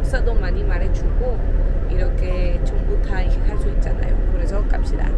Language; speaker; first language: Korean; non-native, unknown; Spanish